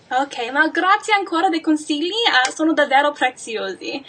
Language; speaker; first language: Italian; non-native, fluent; English